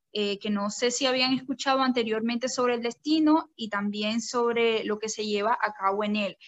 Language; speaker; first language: Spanish; native; Spanish